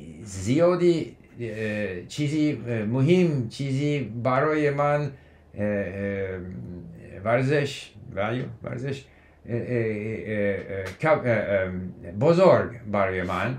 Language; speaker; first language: Persian; non-native, learner; English